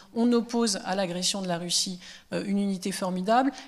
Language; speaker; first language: French; native; French